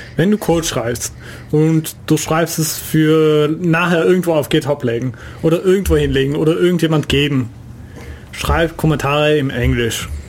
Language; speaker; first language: German; non-native, fluent; Dutch